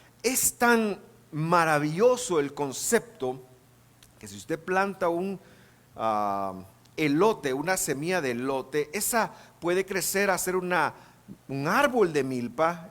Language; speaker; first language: Spanish; native; Spanish